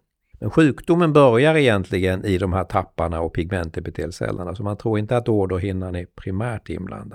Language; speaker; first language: Swedish; native; Swedish